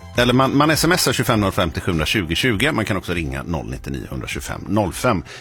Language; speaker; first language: Swedish; native; Swedish